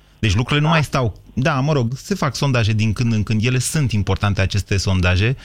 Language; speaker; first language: Romanian; native; Romanian